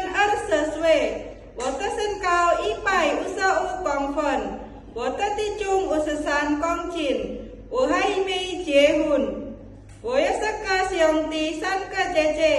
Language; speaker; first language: Chinese; non-native, learner; Indonesian